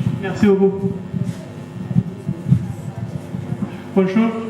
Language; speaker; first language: French; non-native, fluent; Spanish